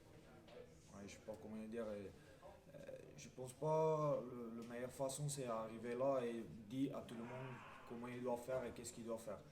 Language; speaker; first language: French; non-native, fluent; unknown